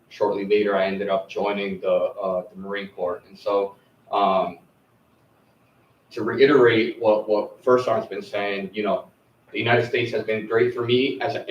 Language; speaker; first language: English; early bilingual, other home language; Arabic